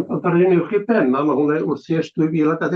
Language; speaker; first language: Welsh; native; Welsh